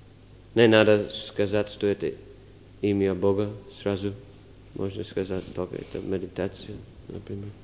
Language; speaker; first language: Russian; non-native, fluent; English